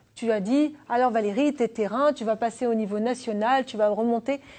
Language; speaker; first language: French; native; French